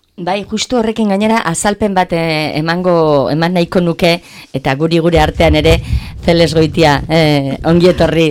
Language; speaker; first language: Basque; native; Basque